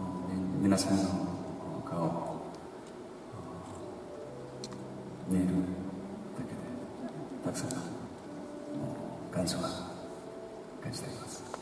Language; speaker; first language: Japanese; non-native, learner; Korean